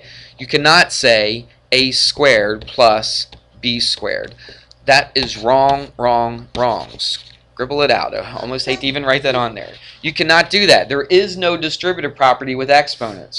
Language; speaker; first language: English; native; English